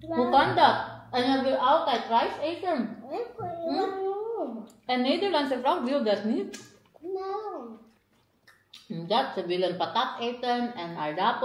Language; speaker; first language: Dutch; non-native, learner; Filipino